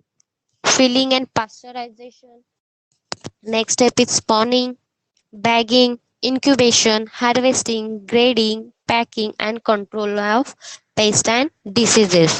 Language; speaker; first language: English; non-native, local second language; Hindi